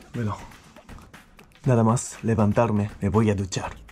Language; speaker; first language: Spanish; non-native, learner; Japanese